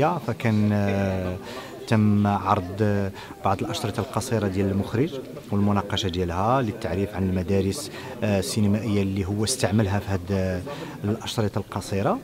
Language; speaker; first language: Arabic; native; Arabic